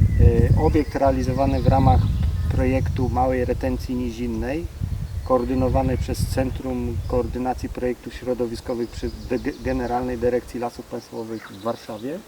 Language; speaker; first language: Polish; native; Polish